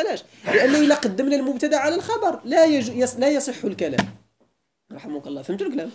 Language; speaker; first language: Arabic; native; Arabic